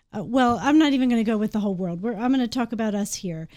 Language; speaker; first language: English; native; English